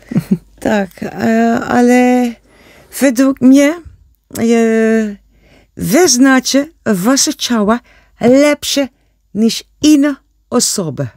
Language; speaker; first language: Polish; non-native, learner; Dutch